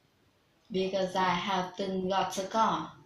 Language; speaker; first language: English; non-native, learner; Vietnamese